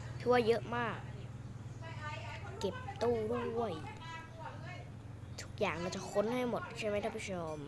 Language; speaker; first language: Thai; native; Thai